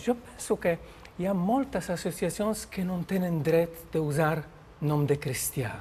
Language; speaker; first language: Catalan; non-native, learner; Polish